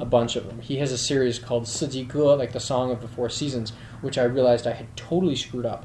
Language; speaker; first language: English; native; English